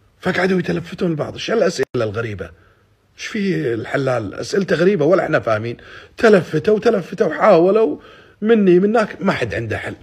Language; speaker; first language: Arabic; native; Arabic